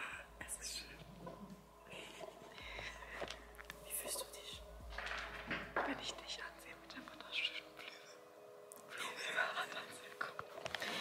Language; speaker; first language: German; non-native, learner; French